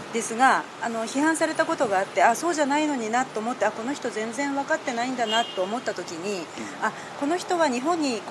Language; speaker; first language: Japanese; native; Japanese